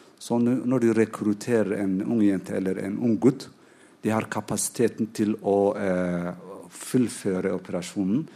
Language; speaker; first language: Norwegian; non-native, fluent; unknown